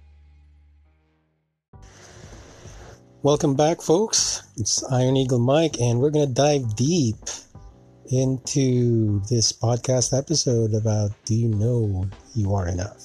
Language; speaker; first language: English; non-native, local second language; Filipino